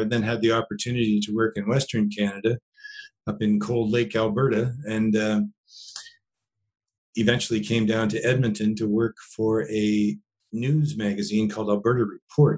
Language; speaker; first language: English; native; English